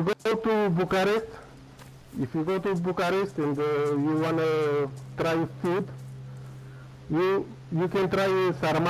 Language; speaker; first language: English; non-native, learner; Romanian